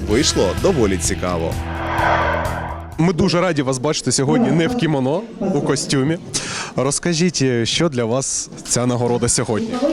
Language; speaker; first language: Ukrainian; native; Ukrainian